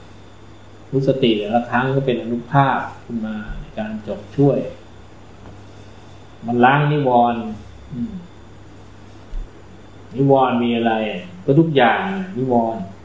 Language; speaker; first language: Thai; native; Thai